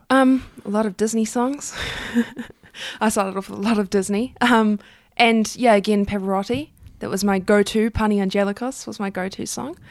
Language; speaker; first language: English; native; English